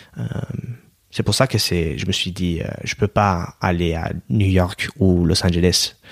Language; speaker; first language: French; non-native, fluent; English